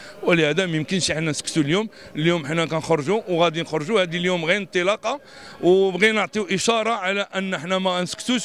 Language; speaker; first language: Arabic; native; Arabic